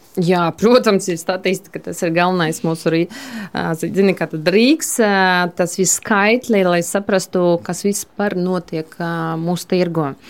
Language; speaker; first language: Latvian; non-native, local second language; Russian